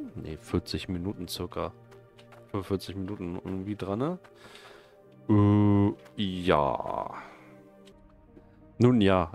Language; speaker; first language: German; native; German